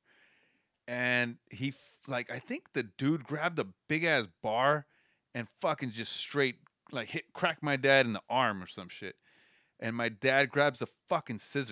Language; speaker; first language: English; early bilingual, other home language; Spanish